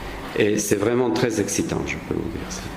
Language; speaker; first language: French; non-native, fluent; Serbian